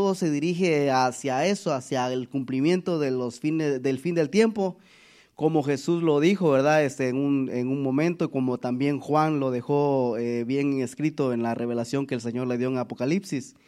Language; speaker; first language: Spanish; native; Spanish